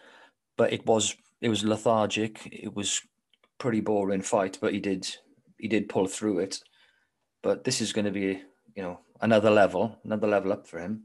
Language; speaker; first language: English; native; English